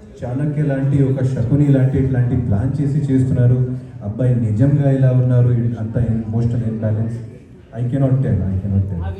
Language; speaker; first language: Telugu; non-native, fluent; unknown